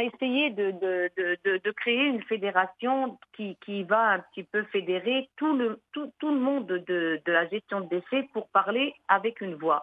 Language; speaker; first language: French; early bilingual, other home language; Arabic